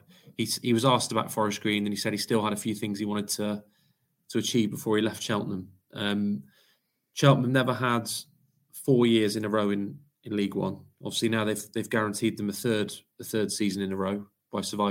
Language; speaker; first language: English; native; English